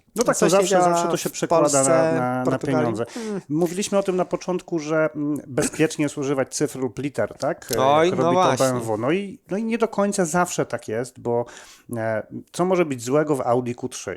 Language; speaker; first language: Polish; native; Polish